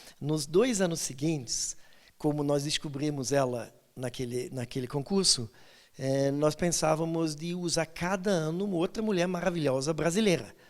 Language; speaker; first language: Portuguese; non-native, fluent; German